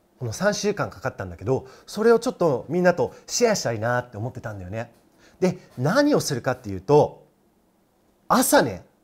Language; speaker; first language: Japanese; non-native, fluent; English